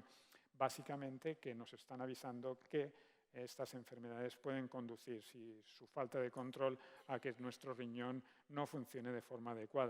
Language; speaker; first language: Spanish; native; Spanish